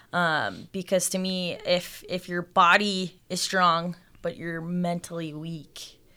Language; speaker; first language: English; native; English